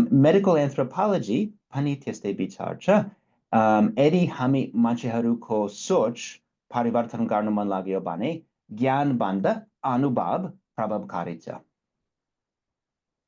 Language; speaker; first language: Nepali; non-native, fluent; English